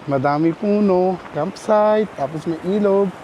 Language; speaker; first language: Filipino; non-native, learner; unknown